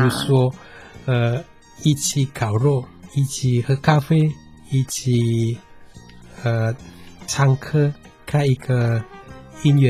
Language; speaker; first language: Chinese; non-native, fluent; Indonesian